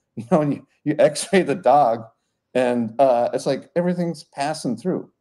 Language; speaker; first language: English; native; English